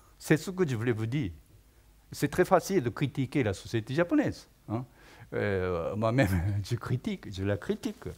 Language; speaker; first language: French; non-native, fluent; Japanese